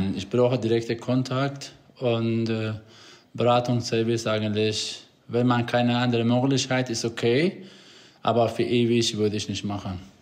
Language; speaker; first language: German; non-native, fluent; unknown